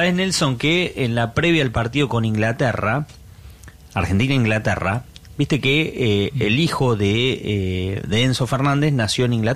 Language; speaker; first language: Spanish; native; Spanish